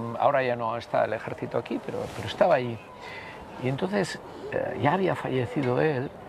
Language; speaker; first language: Spanish; native; Spanish